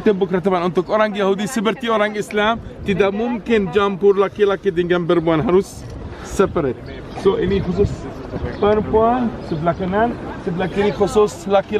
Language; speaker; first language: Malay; non-native, learner; Arabic